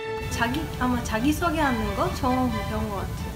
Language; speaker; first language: Korean; non-native, fluent; Hebrew